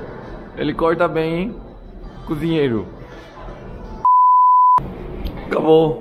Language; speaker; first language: Portuguese; non-native, learner; Korean